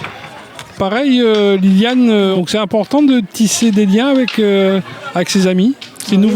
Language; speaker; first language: French; native; French